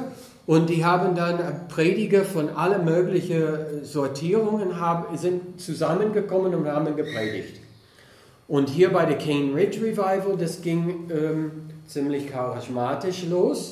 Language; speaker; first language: German; non-native, fluent; English